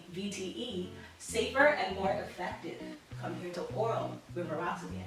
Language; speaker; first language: English; native; English